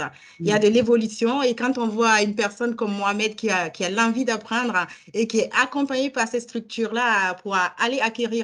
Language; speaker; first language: French; native; French